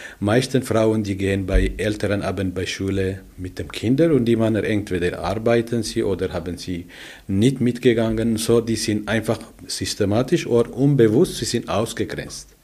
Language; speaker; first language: German; non-native, learner; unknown